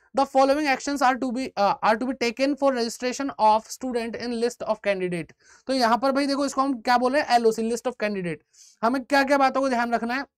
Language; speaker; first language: Hindi; native; Hindi